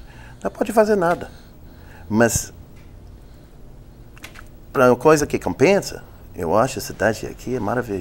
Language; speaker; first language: Portuguese; non-native, fluent; English